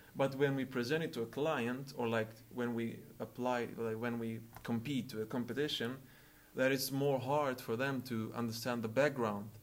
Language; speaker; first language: English; non-native, fluent; Albanian